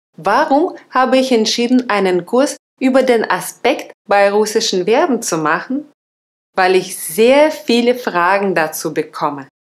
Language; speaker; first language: German; non-native, fluent; Russian